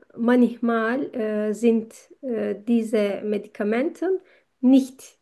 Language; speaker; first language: German; non-native, learner; Turkish